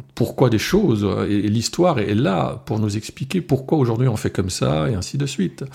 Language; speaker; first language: French; non-native, local second language; Swiss German